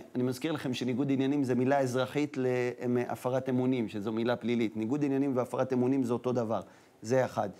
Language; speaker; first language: Hebrew; native; Hebrew